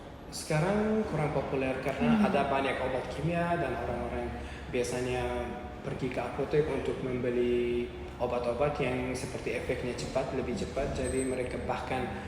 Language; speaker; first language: Indonesian; non-native, learner; Uzbek